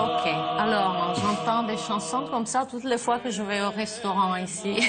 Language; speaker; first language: French; non-native, fluent; Italian